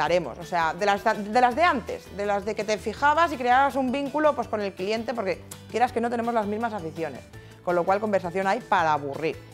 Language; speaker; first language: Spanish; native; Spanish